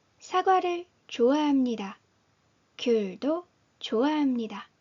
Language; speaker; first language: Korean; native; Korean